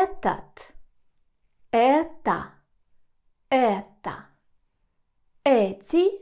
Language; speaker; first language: Russian; non-native, fluent; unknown